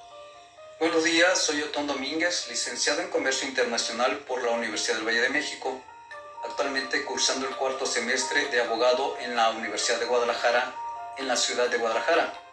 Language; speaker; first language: Spanish; native; Spanish